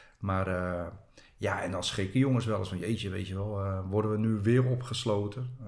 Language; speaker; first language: Dutch; native; Dutch